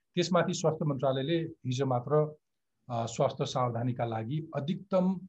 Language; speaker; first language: Nepali; native; Nepali